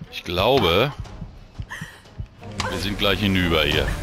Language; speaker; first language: German; native; German